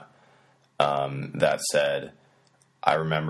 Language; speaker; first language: English; native; English